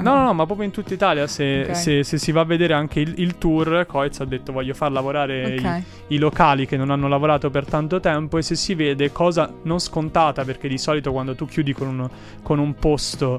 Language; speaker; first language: Italian; native; Italian